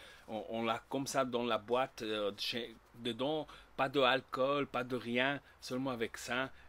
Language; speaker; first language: French; non-native, learner; Spanish